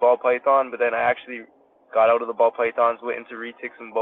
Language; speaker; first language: English; native; English